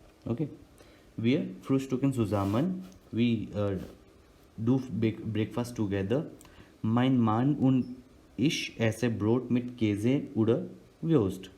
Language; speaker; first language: German; non-native, learner; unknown